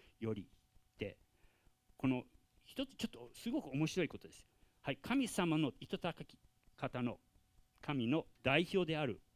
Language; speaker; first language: Japanese; non-native, fluent; English